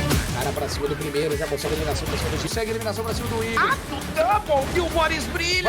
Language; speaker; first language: Portuguese; native; Portuguese